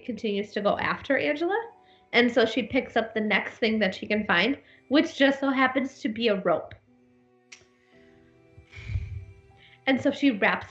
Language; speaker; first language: English; native; English